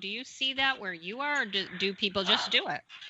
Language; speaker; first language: English; native; English